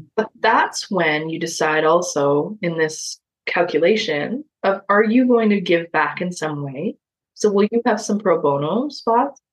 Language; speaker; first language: English; native; English